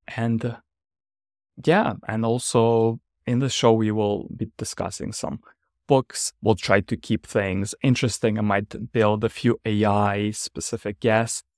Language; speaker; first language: English; non-native, fluent; Ukrainian